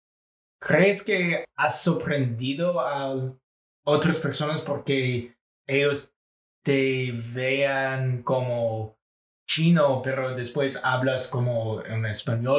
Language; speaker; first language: Spanish; non-native, fluent; English